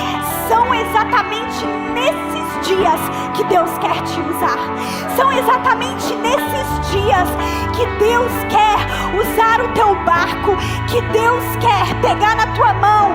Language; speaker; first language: Portuguese; native; Portuguese